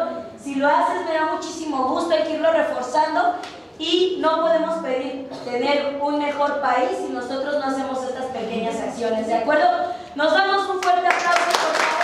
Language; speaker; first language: Spanish; native; Spanish